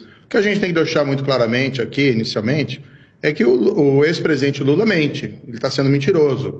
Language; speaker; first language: Portuguese; native; Portuguese